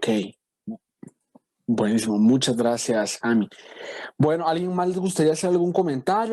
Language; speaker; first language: Spanish; native; Spanish